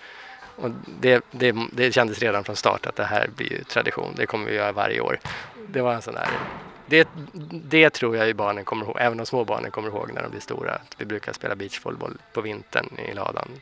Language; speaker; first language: Swedish; native; Swedish